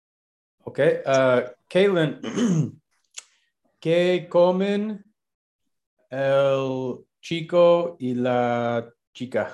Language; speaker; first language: Spanish; non-native, learner; English